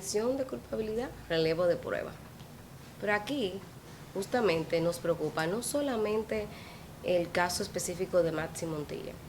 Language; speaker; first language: Spanish; native; Spanish